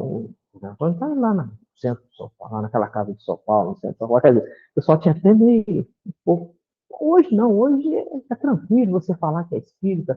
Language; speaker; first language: Portuguese; native; Portuguese